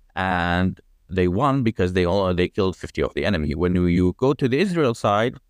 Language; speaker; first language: English; non-native, fluent; Arabic